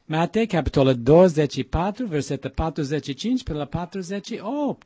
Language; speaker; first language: Romanian; non-native, learner; English